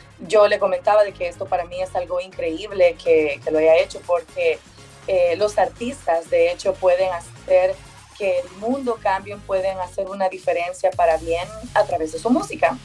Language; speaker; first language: Spanish; native; Spanish